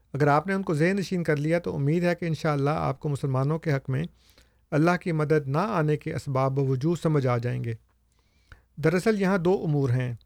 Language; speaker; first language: Urdu; native; Urdu